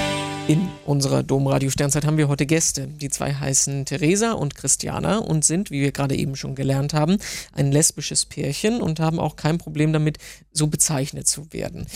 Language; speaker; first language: German; native; German